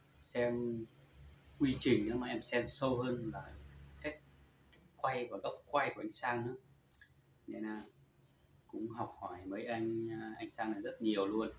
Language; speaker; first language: Vietnamese; non-native, local second language; Hmong